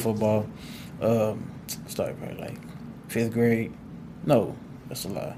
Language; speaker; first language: English; native; English